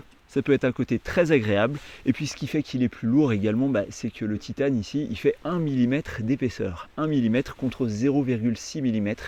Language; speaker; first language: French; native; French